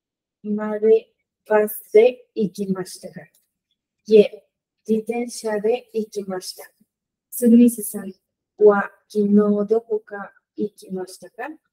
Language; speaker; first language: Japanese; non-native, learner; Spanish